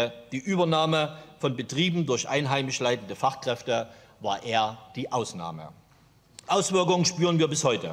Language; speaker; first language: German; native; German